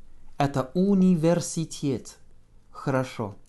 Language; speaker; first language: Russian; non-native, fluent; French